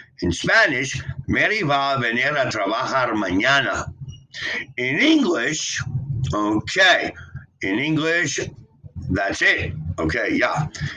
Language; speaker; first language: Spanish; non-native, learner; English